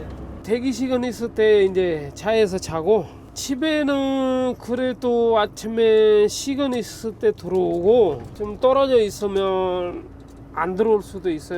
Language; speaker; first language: Korean; non-native, fluent; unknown